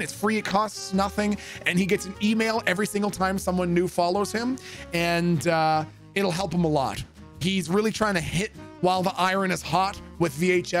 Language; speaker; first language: English; native; English